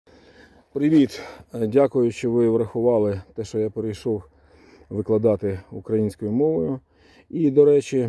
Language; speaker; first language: Ukrainian; non-native, local second language; Russian